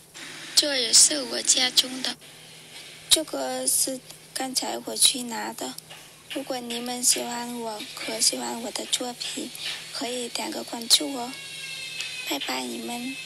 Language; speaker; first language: Chinese; non-native, learner; Vietnamese